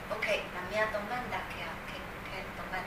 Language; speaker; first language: Italian; non-native, learner; Chinese